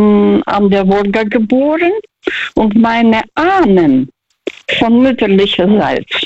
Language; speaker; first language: German; non-native, fluent; Russian